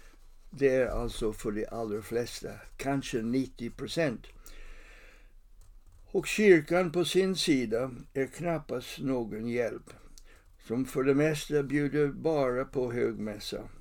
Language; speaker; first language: Swedish; non-native, fluent; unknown